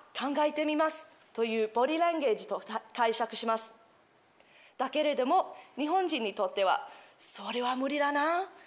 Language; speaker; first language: Japanese; non-native, fluent; English